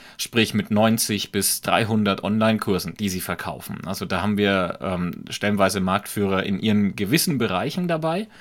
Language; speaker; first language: German; native; German